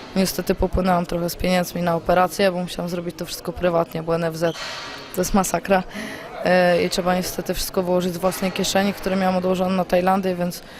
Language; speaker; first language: Polish; native; Polish